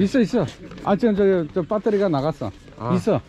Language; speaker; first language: Korean; native; Korean